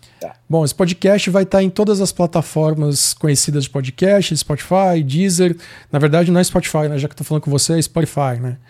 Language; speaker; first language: Portuguese; native; Portuguese